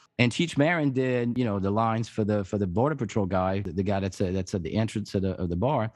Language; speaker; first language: English; non-native, fluent; French